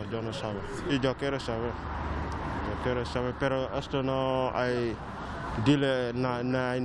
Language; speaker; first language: Spanish; non-native, learner; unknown